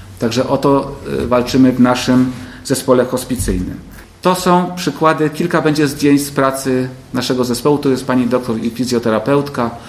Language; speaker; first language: Polish; native; Polish